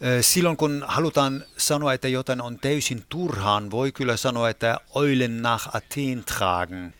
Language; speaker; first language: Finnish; non-native, fluent; German